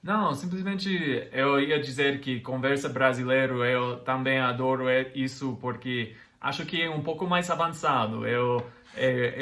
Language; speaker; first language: Portuguese; non-native, fluent; English